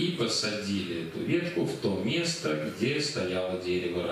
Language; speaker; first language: Russian; native; Russian